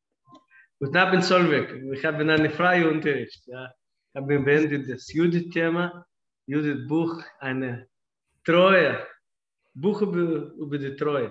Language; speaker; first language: German; non-native, fluent; Russian